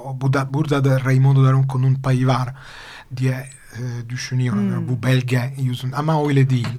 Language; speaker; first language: Turkish; non-native, fluent; Italian